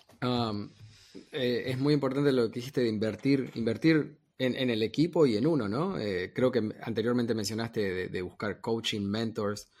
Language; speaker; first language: Spanish; native; Spanish